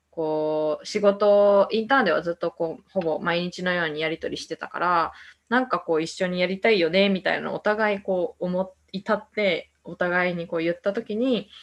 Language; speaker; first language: Japanese; native; Japanese